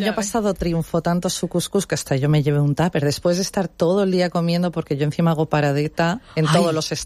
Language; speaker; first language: Spanish; native; Spanish